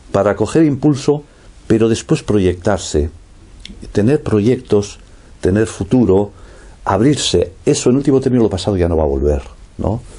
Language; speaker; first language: Spanish; native; Spanish